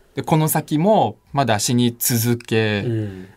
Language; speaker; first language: Japanese; early bilingual, other home language; Russian